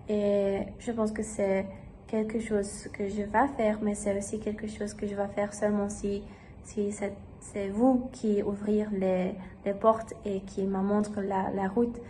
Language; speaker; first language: French; non-native, learner; German